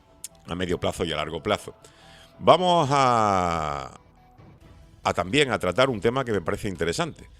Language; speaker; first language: Spanish; native; Spanish